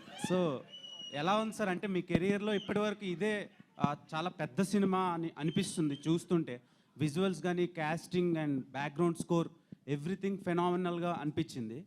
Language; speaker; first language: Telugu; native; Telugu